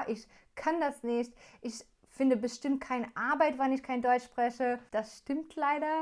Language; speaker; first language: German; non-native, learner; English